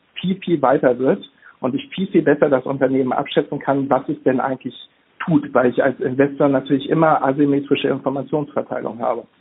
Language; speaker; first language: German; native; German